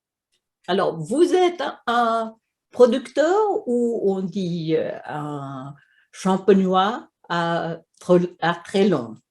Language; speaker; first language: French; non-native, fluent; Swedish